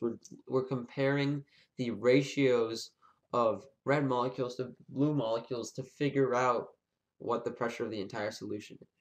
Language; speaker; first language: English; native; English